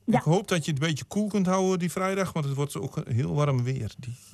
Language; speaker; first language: Dutch; native; Dutch